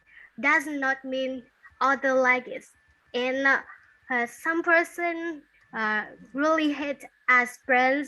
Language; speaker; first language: English; non-native, learner; Vietnamese